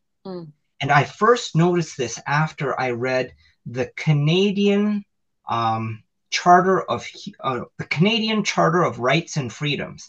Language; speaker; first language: English; native; English